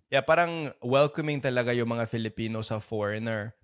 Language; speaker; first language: Filipino; non-native, fluent; English